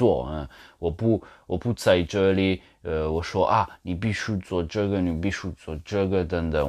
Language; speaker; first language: Chinese; non-native, learner; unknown